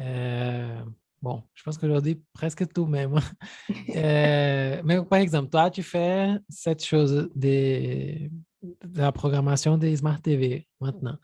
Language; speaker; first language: French; non-native, fluent; Portuguese